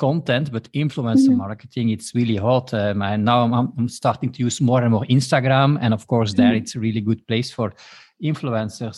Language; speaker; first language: English; non-native, fluent; Dutch